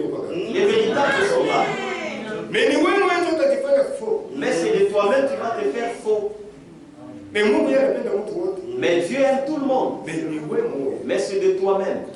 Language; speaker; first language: French; non-native, local second language; Swahili